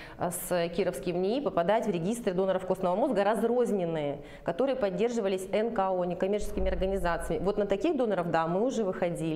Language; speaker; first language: Russian; native; Russian